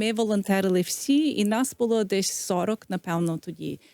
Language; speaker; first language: Ukrainian; early bilingual, heritage; Ukrainian